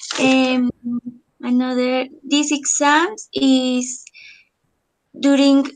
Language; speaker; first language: English; non-native, learner; Spanish